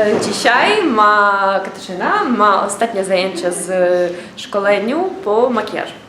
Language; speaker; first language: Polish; non-native, learner; Ukrainian